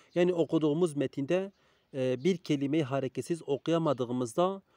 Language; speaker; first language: Turkish; native; Turkish